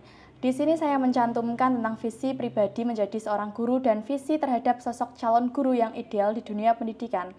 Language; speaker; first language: Indonesian; native; Indonesian